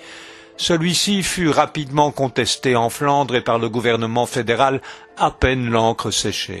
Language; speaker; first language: French; native; French